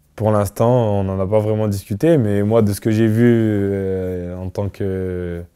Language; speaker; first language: French; native; French